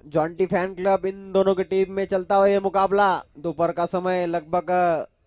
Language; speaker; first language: Hindi; non-native, local second language; Marathi